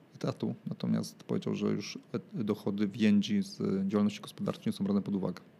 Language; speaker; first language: Polish; native; Polish